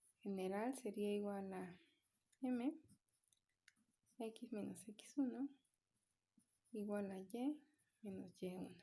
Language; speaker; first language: Spanish; native; Spanish